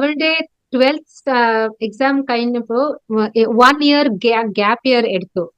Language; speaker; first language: Malayalam; non-native, local second language; Odia